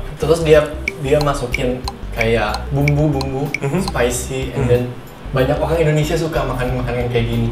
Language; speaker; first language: Indonesian; native; Indonesian